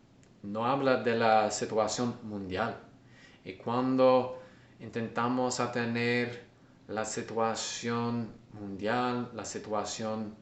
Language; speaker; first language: Spanish; non-native, learner; English